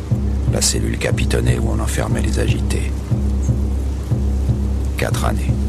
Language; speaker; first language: French; native; French